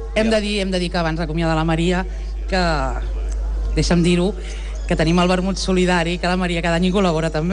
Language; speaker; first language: Catalan; native; Catalan